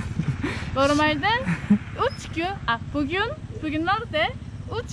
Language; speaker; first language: Turkish; non-native, learner; Nepali